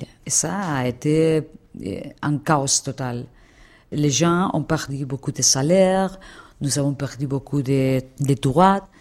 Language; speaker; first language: French; non-native, fluent; Spanish